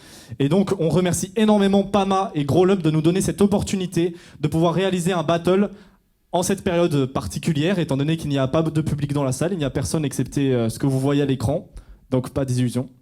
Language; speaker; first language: French; native; French